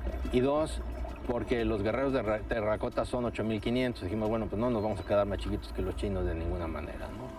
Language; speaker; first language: Spanish; native; Spanish